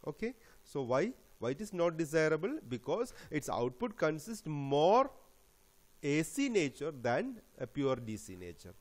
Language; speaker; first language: English; non-native, local second language; Malayalam